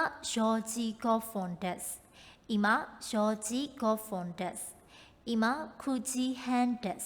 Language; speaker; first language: Japanese; non-native, fluent; Burmese